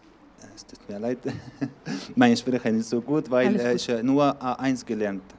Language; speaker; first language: German; non-native, learner; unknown